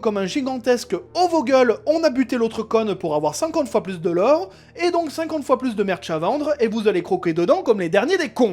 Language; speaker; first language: French; native; French